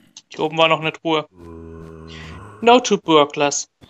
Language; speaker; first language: German; native; German